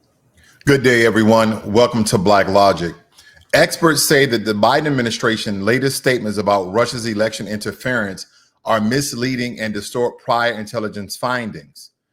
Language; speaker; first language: English; native; English